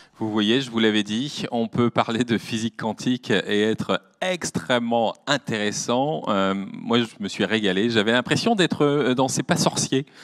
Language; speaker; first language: French; native; French